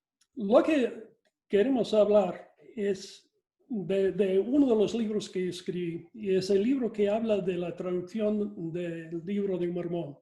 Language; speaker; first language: Spanish; non-native, fluent; English